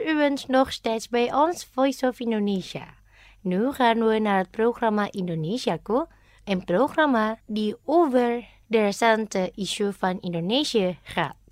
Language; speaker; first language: Dutch; non-native, fluent; Indonesian